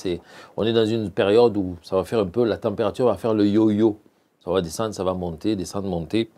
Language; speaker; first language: French; native; French